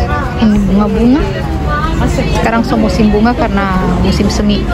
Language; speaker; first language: Indonesian; non-native, local second language; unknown